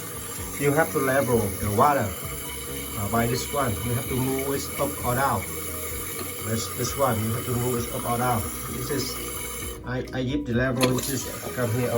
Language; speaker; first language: English; non-native, learner; Vietnamese